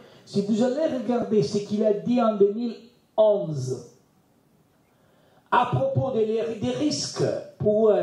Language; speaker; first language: French; non-native, learner; Italian